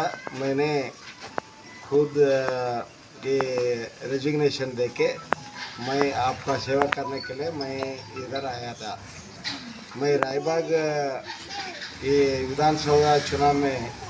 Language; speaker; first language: Hindi; non-native, local second language; Kannada